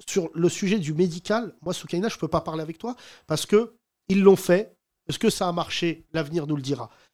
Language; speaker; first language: French; early bilingual, other home language; Arabic